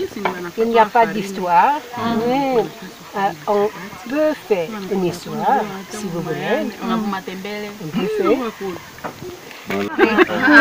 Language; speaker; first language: French; non-native, learner; English